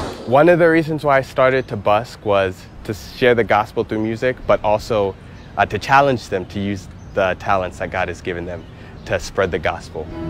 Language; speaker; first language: English; native; English